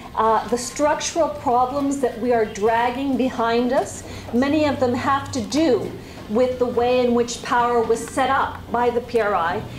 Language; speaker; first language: English; non-native, fluent; Spanish